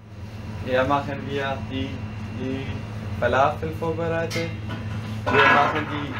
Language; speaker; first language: German; non-native, learner; Arabic